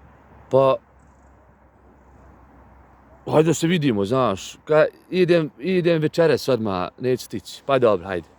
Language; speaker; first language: Bosnian; native; Bosnian